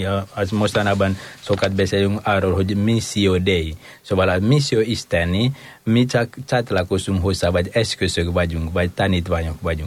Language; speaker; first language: Hungarian; non-native, fluent; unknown